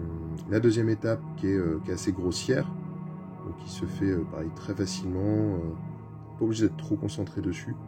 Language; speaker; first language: French; native; French